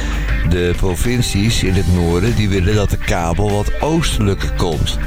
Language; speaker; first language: Dutch; native; Dutch